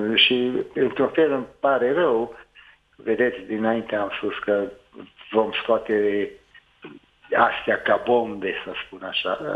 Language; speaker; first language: Romanian; non-native, local second language; Hungarian